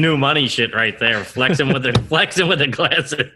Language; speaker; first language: English; native; English